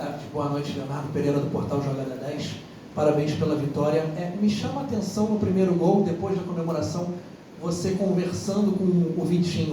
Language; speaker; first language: Portuguese; native; Portuguese